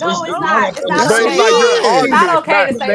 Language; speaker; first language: English; native; English